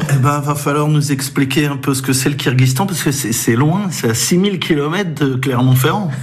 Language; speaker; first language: French; native; French